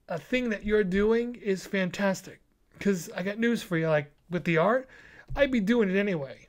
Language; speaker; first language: English; native; English